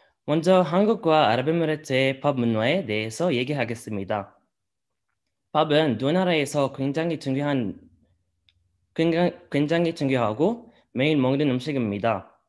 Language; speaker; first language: Korean; non-native, learner; Arabic